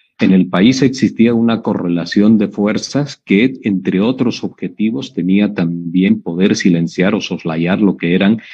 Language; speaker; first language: Spanish; native; Spanish